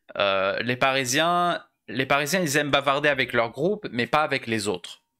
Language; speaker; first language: French; native; French